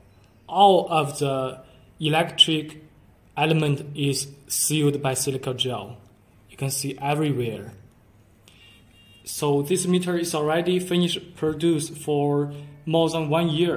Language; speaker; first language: English; non-native, learner; Chinese